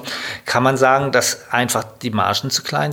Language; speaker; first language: German; native; German